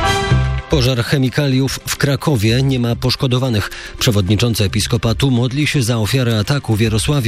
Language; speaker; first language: Polish; native; Polish